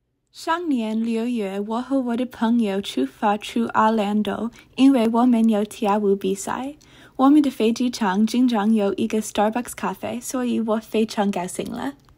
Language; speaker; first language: Chinese; non-native, learner; English